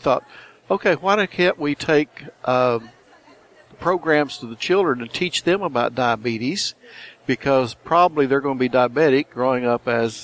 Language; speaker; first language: English; native; English